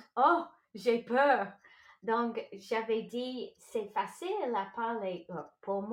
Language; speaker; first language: French; non-native, local second language; English